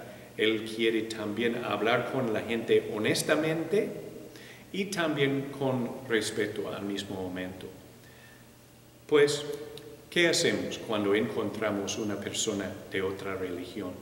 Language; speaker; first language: Spanish; non-native, fluent; English